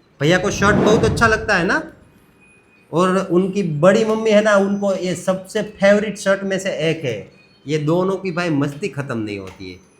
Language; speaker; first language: Hindi; non-native, local second language; Gujarati